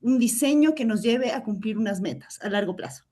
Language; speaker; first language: Spanish; native; Spanish